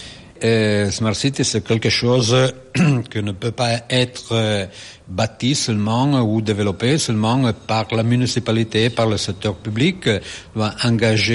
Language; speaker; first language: French; non-native, fluent; Italian